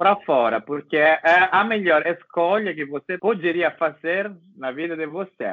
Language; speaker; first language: Portuguese; non-native, learner; Italian